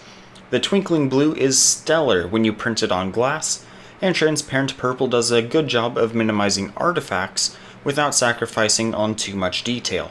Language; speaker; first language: English; native; English